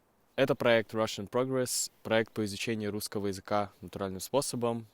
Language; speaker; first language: Russian; native; Russian